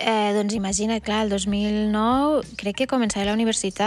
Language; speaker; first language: Catalan; native; Catalan